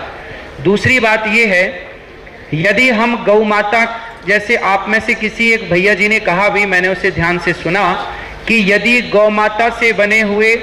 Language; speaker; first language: Hindi; native; Hindi